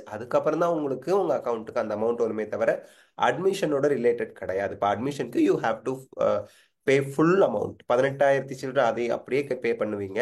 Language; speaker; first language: Tamil; native; Tamil